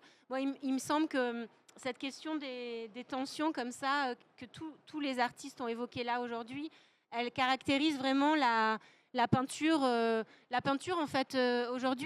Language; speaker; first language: French; native; French